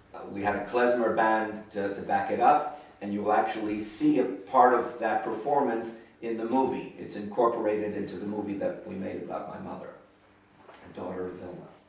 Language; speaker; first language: English; native; English